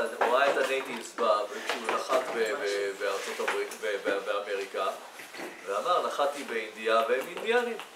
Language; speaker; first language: Hebrew; native; Hebrew